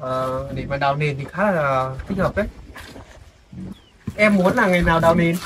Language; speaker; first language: Vietnamese; native; Vietnamese